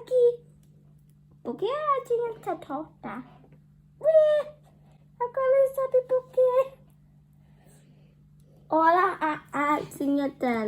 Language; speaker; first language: Portuguese; early bilingual, heritage; Portuguese